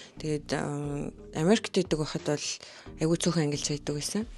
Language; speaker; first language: Mongolian; native; Mongolian